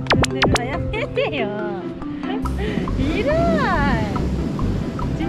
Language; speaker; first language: Korean; non-native, learner; Japanese